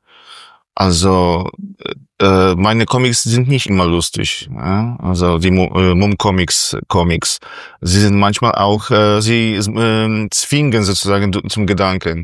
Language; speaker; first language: German; non-native, fluent; Polish